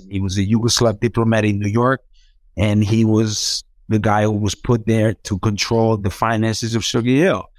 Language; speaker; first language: English; non-native, fluent; Croatian